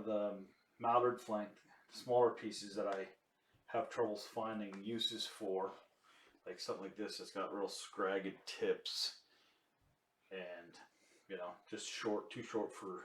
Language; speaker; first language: English; native; English